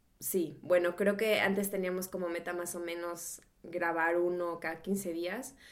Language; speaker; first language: Spanish; native; Spanish